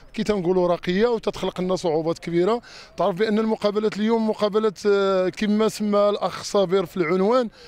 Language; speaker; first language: Arabic; native; Arabic